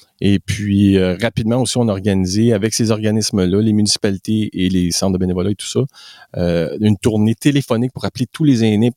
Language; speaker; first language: French; native; French